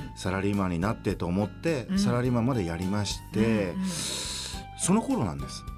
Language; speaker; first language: Japanese; native; Japanese